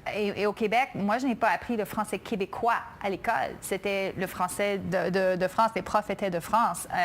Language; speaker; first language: French; early bilingual, other home language; English